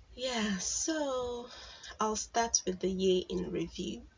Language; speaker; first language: English; non-native, local second language; Igbo